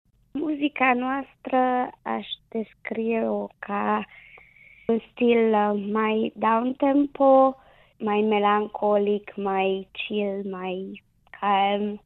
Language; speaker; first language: Romanian; non-native, local second language; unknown